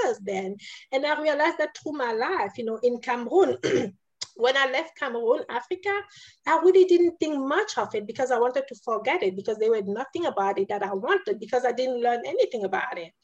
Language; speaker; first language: English; non-native, local second language; French